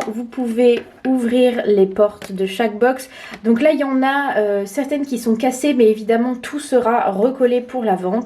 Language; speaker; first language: French; native; French